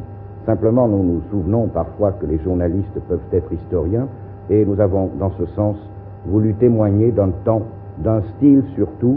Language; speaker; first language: French; native; French